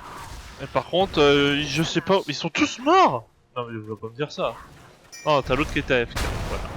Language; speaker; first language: French; native; French